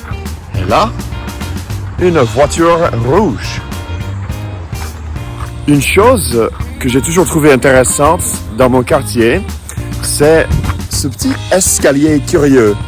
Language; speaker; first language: French; non-native, fluent; English